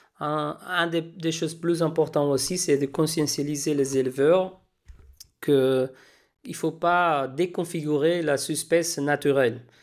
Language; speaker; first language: French; non-native, fluent; Spanish